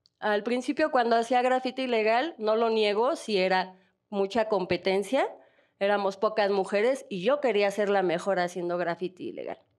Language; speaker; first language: Spanish; native; Spanish